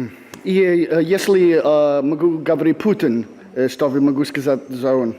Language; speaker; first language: Russian; non-native, learner; English